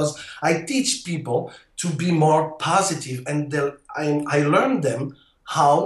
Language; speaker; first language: English; non-native, fluent; French